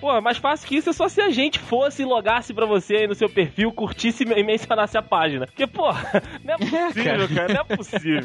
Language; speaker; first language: Portuguese; native; Portuguese